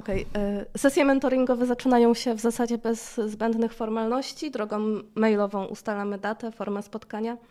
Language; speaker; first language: Polish; native; Polish